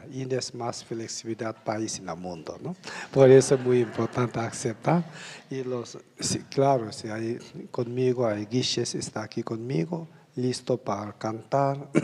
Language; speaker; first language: Spanish; non-native, learner; Tibetan